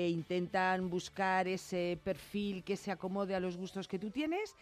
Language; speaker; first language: Spanish; native; Spanish